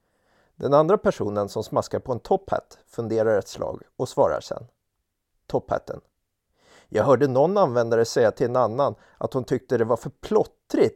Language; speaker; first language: Swedish; native; Swedish